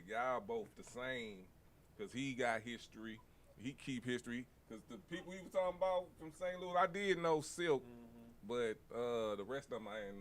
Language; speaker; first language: English; native; English